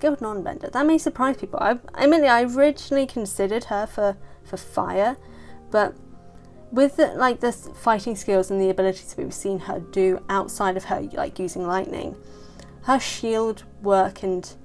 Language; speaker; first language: English; native; English